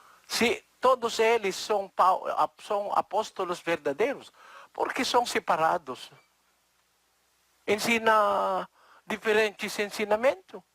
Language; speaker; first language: Portuguese; non-native, learner; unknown